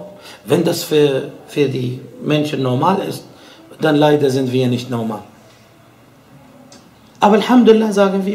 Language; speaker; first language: German; non-native, fluent; Arabic